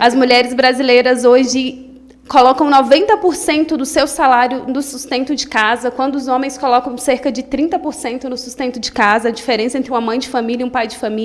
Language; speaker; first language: Portuguese; native; Portuguese